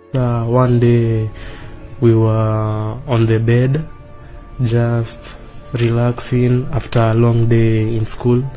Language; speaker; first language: English; non-native, local second language; Kikuyu